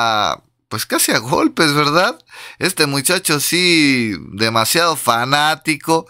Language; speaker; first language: Spanish; native; Spanish